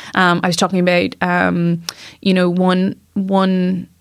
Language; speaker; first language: English; native; English